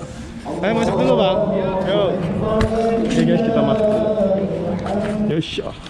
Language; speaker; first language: Indonesian; native; Indonesian